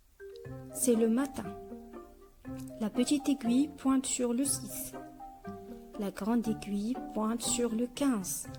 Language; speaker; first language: French; non-native, local second language; Arabic